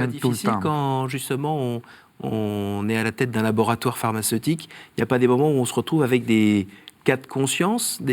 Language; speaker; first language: French; native; French